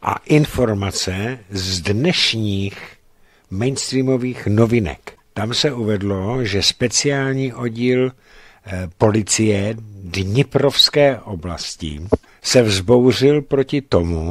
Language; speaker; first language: Czech; native; Czech